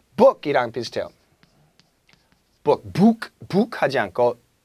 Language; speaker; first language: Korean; non-native, fluent; English